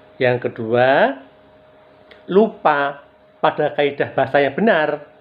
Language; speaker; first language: Indonesian; non-native, local second language; Javanese